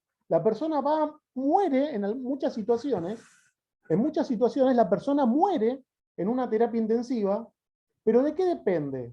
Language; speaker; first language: Spanish; native; Spanish